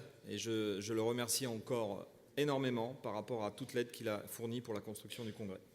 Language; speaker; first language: French; native; French